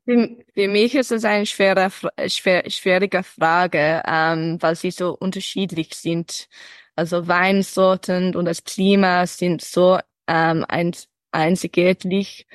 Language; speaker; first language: German; early bilingual, heritage; English